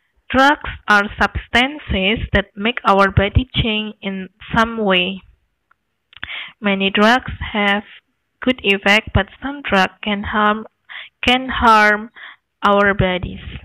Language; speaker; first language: English; non-native, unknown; Indonesian